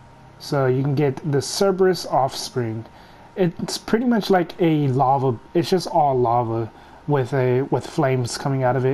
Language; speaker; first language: English; native; English